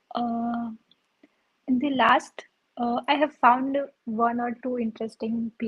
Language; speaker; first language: English; non-native, local second language; Gujarati